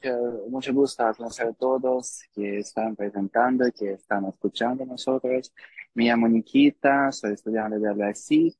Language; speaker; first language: Spanish; non-native, learner; Russian